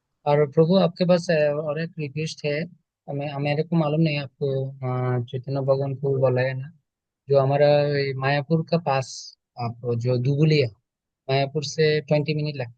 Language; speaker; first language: Hindi; non-native, learner; Bangla